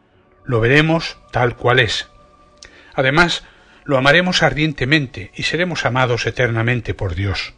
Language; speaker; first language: Spanish; native; Spanish